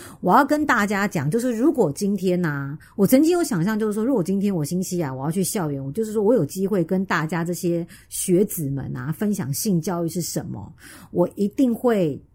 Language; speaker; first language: Chinese; native; Chinese